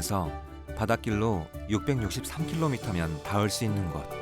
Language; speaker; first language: Korean; native; Korean